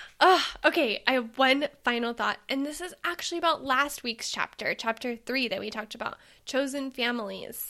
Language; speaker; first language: English; native; English